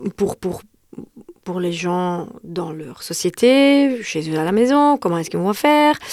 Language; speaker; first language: French; non-native, local second language; Dutch